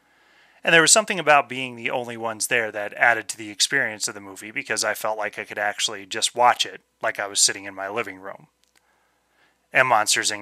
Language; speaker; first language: English; native; English